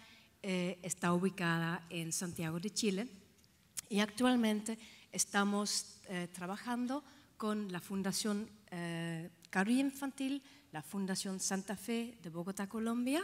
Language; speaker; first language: Spanish; non-native, fluent; Dutch